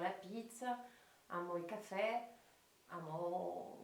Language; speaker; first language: Italian; non-native, fluent; French